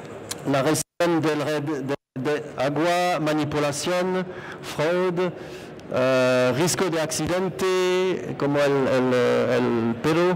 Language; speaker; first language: Spanish; non-native, fluent; French